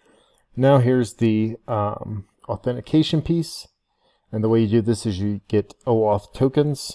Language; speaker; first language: English; native; English